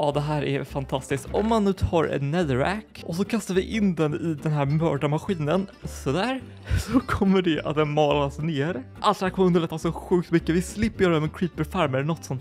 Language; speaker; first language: Swedish; native; Swedish